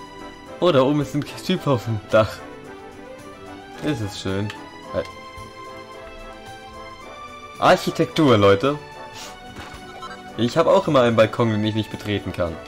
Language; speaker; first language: German; native; German